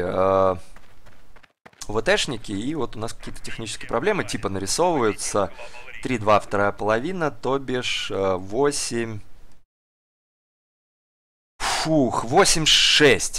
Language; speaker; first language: Russian; native; Russian